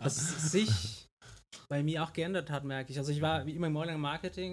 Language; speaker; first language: German; non-native, fluent; Spanish